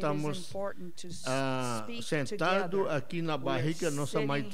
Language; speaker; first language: Portuguese; non-native, local second language; Yanomámi